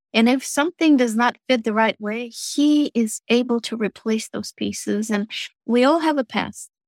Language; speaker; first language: English; non-native, fluent; Russian